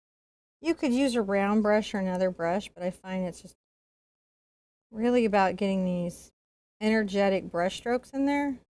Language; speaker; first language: English; native; English